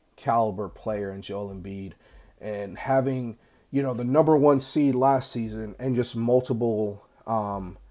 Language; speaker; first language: English; native; English